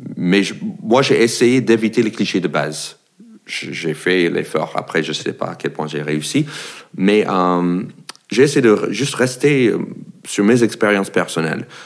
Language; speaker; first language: French; non-native, fluent; English